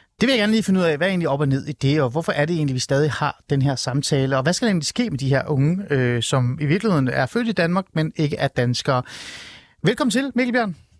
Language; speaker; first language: Danish; early bilingual, other home language; Persian